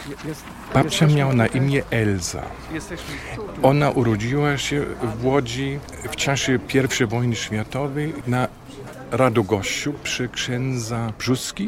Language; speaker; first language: Polish; non-native, fluent; German